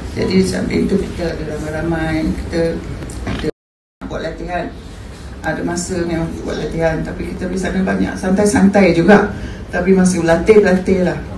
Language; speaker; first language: Malay; native; Malay